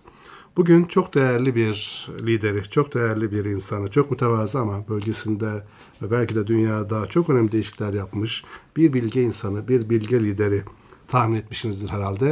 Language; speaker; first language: Turkish; native; Turkish